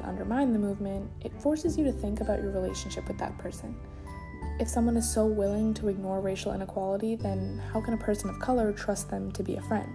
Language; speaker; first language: English; native; English